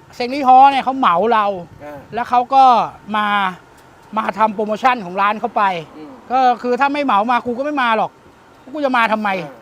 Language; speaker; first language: Thai; native; Thai